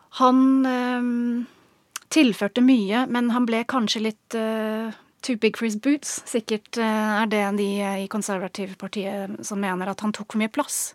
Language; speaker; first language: Norwegian; non-native, fluent; English